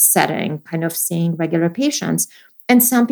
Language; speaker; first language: English; non-native, fluent; Polish